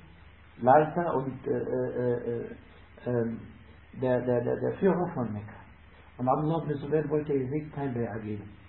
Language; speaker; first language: German; non-native, fluent; Arabic